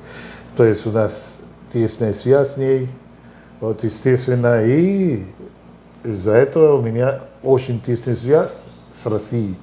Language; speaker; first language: Russian; non-native, fluent; Spanish